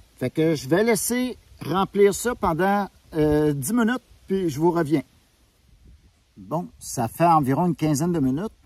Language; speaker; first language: French; native; French